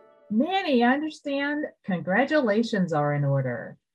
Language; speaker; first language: English; native; English